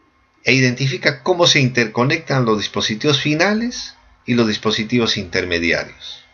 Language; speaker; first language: Spanish; native; Spanish